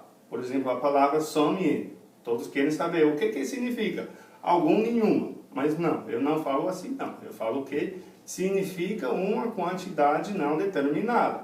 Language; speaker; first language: Portuguese; non-native, fluent; English